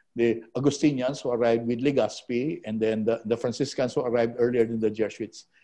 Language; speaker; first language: English; non-native, local second language; Filipino